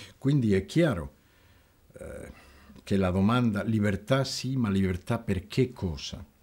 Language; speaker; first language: Italian; non-native, fluent; Spanish